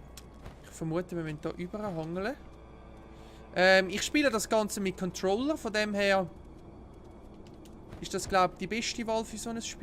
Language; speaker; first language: German; native; German